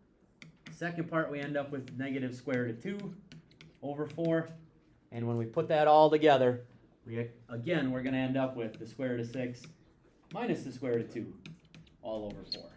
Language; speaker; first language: English; native; English